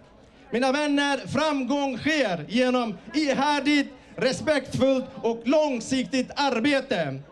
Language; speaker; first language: Swedish; early bilingual, other home language; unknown